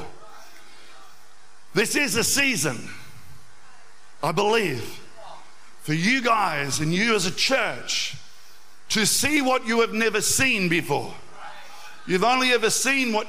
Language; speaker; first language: English; native; English